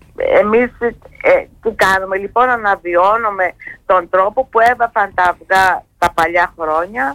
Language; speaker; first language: Greek; native; Greek